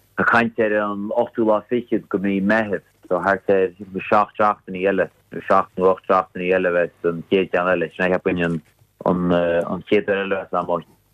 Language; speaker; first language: Irish; native; Irish